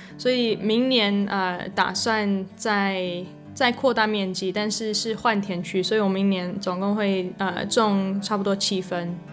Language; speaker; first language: Chinese; non-native, fluent; English